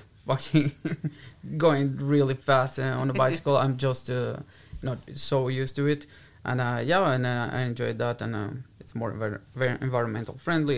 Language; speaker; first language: English; non-native, fluent; Portuguese